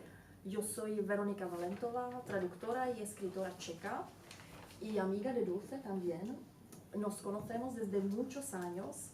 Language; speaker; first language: Spanish; non-native, fluent; Czech